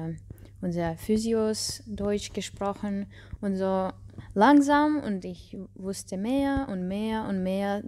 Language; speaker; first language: German; non-native, learner; Russian